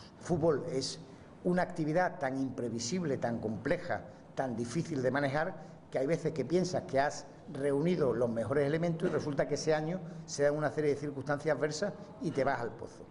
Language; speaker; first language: Spanish; native; Spanish